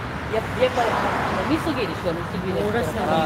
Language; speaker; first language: Japanese; non-native, fluent; Filipino